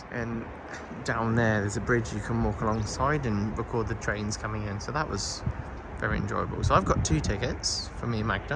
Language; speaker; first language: English; native; English